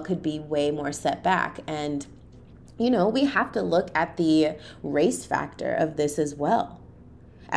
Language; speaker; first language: English; native; English